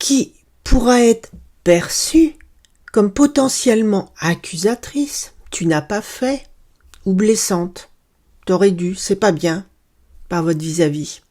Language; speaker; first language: French; native; French